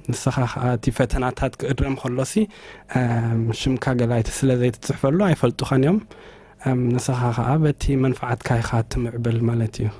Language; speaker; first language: Tigrinya; early bilingual, heritage; Tigrinya